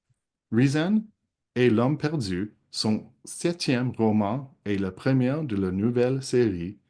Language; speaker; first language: French; non-native, local second language; English